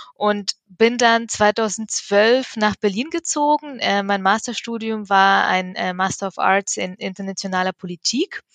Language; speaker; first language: German; early bilingual, other home language; Russian